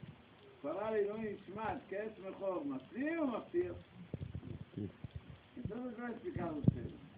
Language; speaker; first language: Spanish; non-native, learner; Hebrew